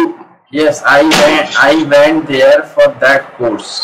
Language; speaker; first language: English; non-native, local second language; Hindi